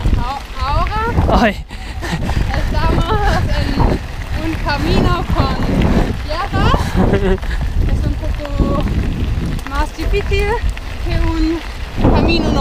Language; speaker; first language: Spanish; non-native, learner; German